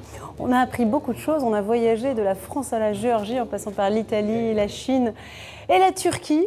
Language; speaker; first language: French; native; French